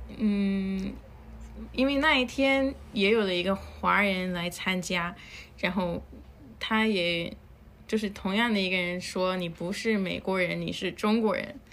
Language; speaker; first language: Chinese; non-native, fluent; Spanish